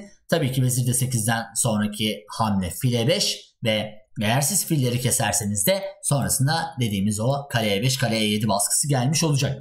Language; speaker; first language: Turkish; native; Turkish